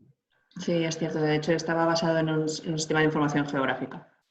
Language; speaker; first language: Spanish; native; Spanish